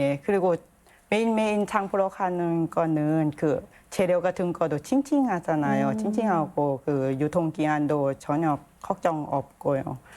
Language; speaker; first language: Korean; non-native, learner; Thai